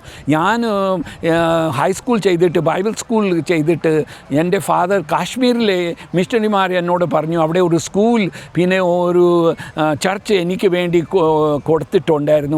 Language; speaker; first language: Malayalam; early bilingual, heritage; Malayalam